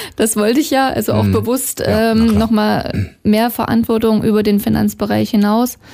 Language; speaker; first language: German; native; German